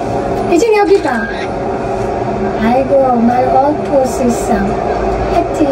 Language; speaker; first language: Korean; non-native, learner; Bangla